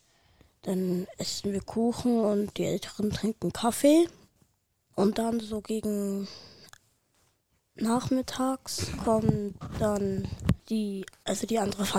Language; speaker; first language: German; early bilingual, other home language; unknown